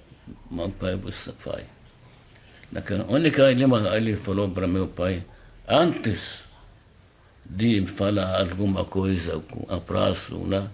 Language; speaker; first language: Portuguese; non-native, learner; Arabic